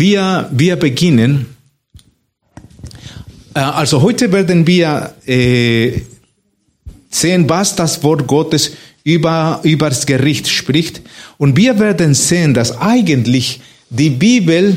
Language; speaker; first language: German; non-native, fluent; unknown